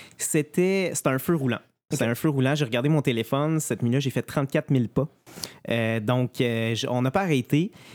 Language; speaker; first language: French; native; French